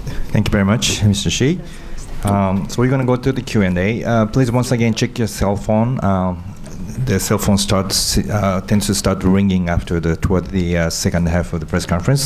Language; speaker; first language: English; non-native, fluent; Japanese